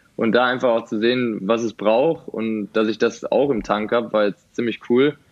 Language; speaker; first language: German; native; German